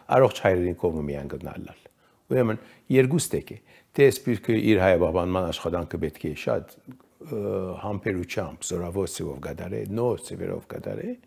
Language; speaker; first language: Armenian; early bilingual, heritage; Armenian